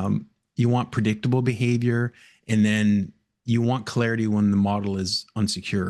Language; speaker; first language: English; native; English